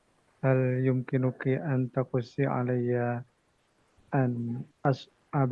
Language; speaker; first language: Arabic; non-native, learner; Indonesian